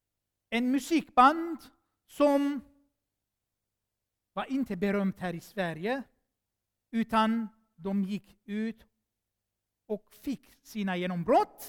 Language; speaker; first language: Swedish; non-native, fluent; Armenian